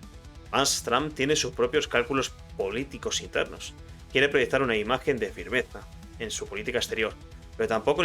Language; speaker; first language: Spanish; native; Spanish